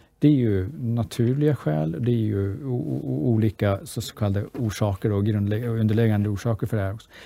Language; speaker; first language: Swedish; early bilingual, other home language; Persian